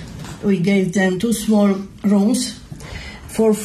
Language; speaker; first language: English; non-native, learner; Polish